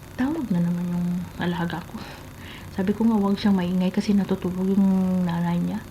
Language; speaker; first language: Filipino; non-native, local second language; Cebuano